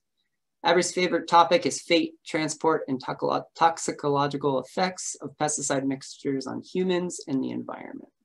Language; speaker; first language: English; native; English